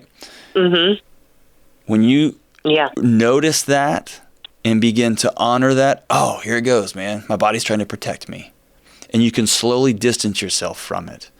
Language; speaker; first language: English; native; English